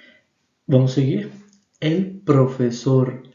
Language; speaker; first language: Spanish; non-native, fluent; Portuguese